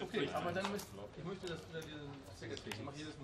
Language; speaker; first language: German; native; German